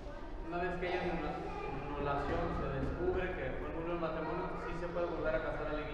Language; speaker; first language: Spanish; native; Spanish